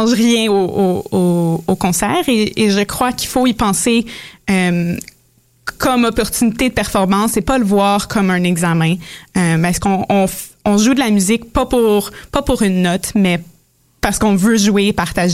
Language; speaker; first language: French; native; French